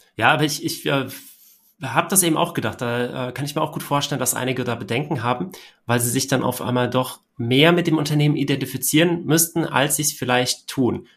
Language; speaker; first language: German; native; German